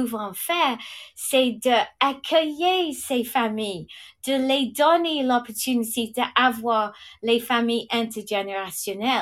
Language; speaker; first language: French; non-native, fluent; English